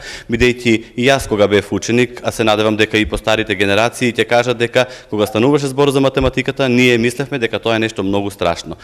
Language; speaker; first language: Macedonian; native; Macedonian